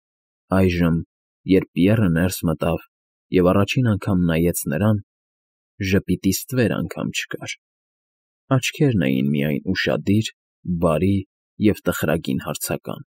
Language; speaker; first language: Armenian; native; Armenian